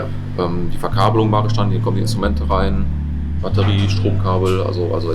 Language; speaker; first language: German; native; German